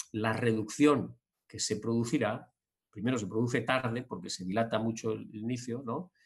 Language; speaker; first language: Spanish; native; Spanish